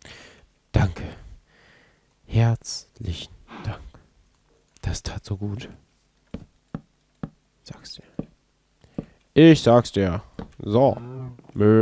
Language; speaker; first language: German; native; German